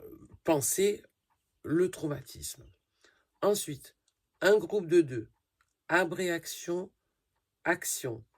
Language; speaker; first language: French; native; French